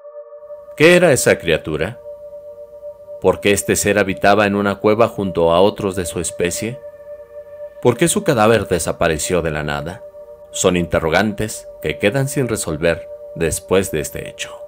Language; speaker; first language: Spanish; native; Spanish